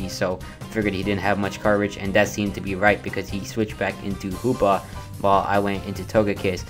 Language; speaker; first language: English; native; English